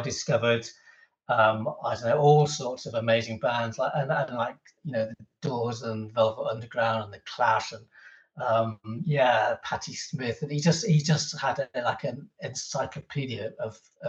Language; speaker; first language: English; native; English